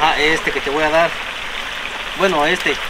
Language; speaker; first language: Spanish; native; Spanish